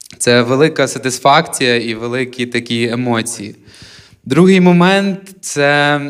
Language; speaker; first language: Ukrainian; native; Ukrainian